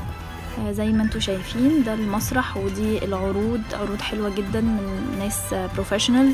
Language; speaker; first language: Arabic; native; Arabic